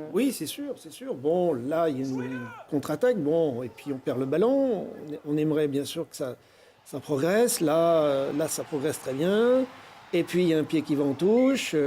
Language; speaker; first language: French; native; French